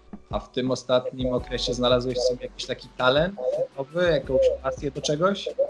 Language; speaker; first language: Polish; native; Polish